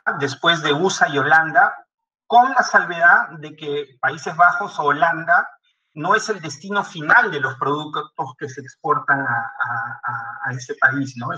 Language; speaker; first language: Spanish; native; Spanish